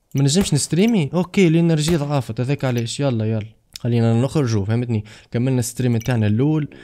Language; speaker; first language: Arabic; native; Arabic